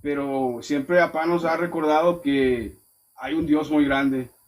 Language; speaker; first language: Spanish; early bilingual, other home language; English